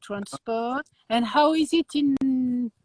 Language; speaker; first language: English; non-native, learner; French